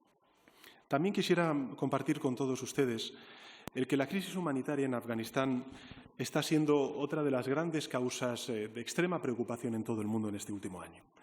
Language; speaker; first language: Spanish; native; Spanish